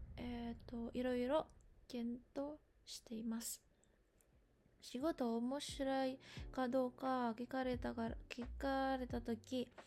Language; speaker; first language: Japanese; non-native, learner; Indonesian